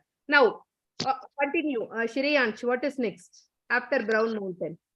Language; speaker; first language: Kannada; non-native, learner; Tamil